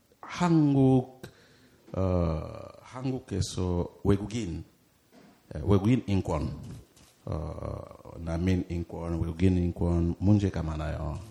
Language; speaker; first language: Korean; non-native, learner; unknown